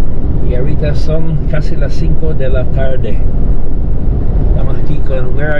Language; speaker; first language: Spanish; non-native, fluent; English